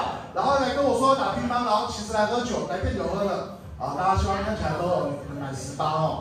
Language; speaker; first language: Chinese; native; Chinese